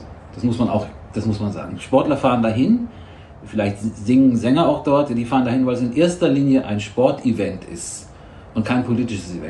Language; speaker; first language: German; native; German